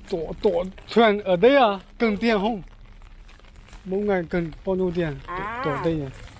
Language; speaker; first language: Vietnamese; non-native, learner; Chinese